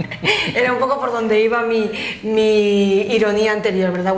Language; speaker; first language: Spanish; native; Spanish